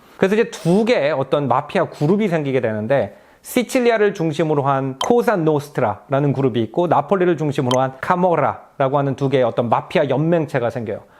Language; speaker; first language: Korean; native; Korean